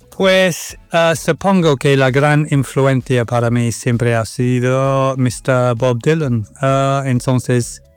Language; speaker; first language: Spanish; non-native, fluent; English